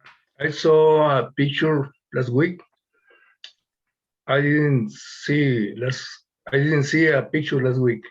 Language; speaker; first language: English; non-native, learner; Spanish